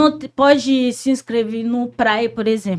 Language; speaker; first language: Portuguese; non-native, fluent; Haitian Creole